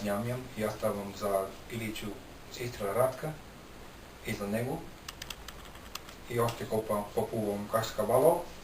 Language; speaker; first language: Bulgarian; non-native, learner; Finnish